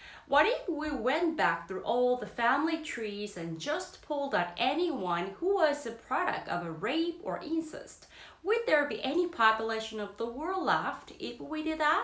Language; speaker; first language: English; non-native, fluent; Korean